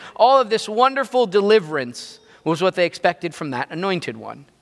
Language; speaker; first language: English; native; English